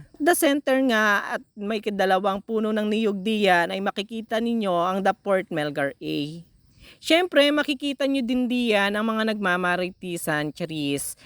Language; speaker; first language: Filipino; native; Filipino